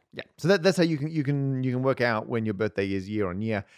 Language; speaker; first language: English; native; English